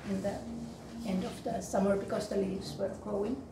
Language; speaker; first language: English; non-native, fluent; Finnish